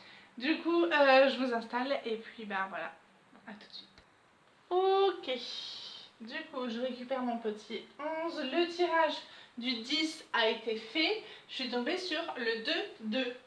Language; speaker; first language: French; native; French